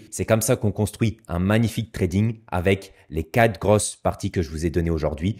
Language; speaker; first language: French; native; French